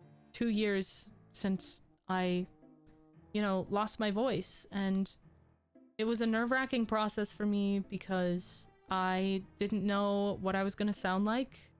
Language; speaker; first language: English; native; English